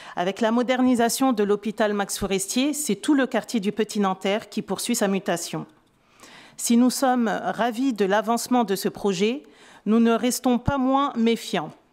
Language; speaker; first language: French; native; French